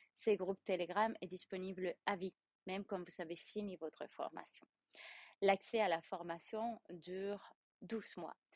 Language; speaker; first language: French; non-native, fluent; Spanish